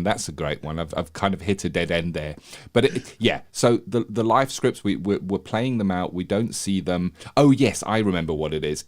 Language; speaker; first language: English; native; English